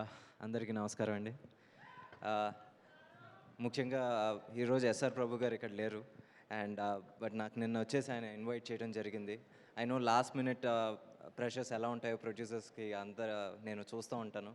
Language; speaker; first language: Telugu; native; Telugu